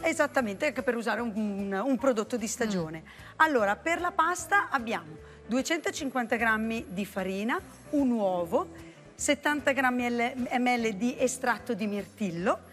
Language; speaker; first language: Italian; native; Italian